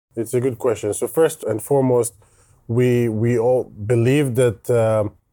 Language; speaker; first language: English; non-native, fluent; Hebrew